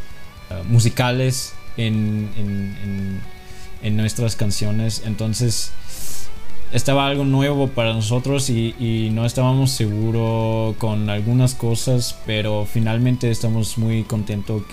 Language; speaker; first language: Spanish; non-native, fluent; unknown